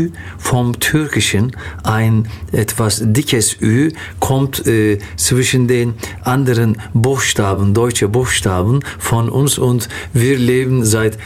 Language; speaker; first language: German; non-native, fluent; Turkish